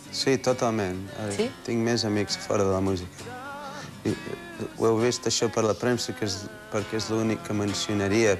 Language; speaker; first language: Catalan; early bilingual, heritage; Catalan